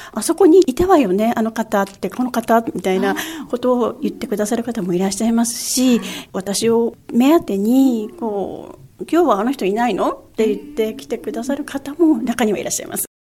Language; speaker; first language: Japanese; native; Japanese